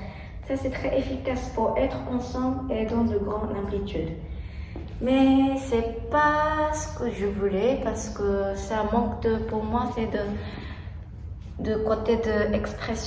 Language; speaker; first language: French; non-native, learner; Japanese